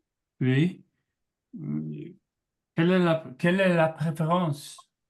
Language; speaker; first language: French; non-native, learner; English